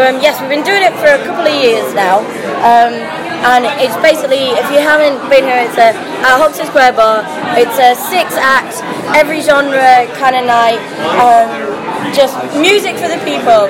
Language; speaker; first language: English; native; English